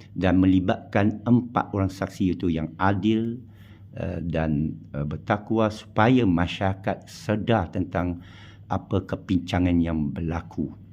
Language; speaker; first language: Malay; non-native, local second language; Min Nan Chinese